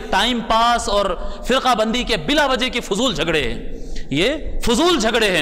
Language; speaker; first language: Urdu; native; Urdu